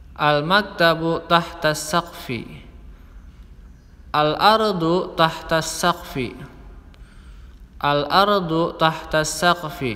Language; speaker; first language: Arabic; non-native, fluent; Indonesian